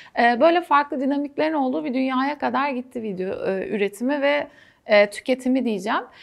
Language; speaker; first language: Turkish; native; Turkish